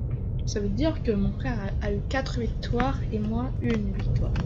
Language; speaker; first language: French; native; French